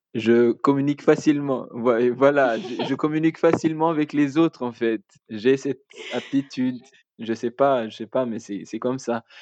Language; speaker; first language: French; non-native, local second language; Malagasy